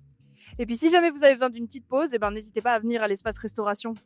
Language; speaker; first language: French; native; French